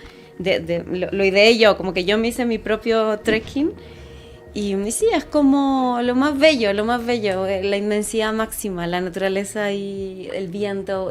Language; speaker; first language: Spanish; native; Spanish